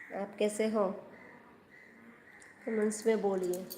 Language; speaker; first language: Hindi; non-native, local second language; Bangla